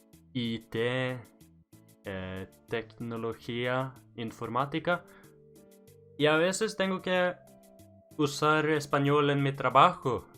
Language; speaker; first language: Spanish; non-native, learner; Norwegian